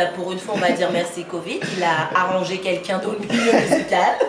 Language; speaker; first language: French; native; French